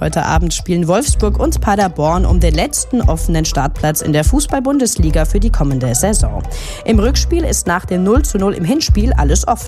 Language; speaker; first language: German; native; German